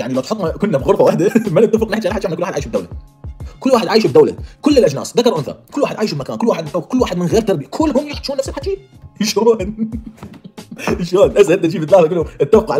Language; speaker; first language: Arabic; native; Arabic